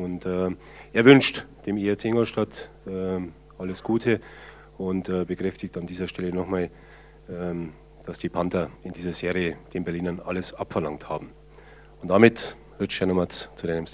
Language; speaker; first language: German; native; German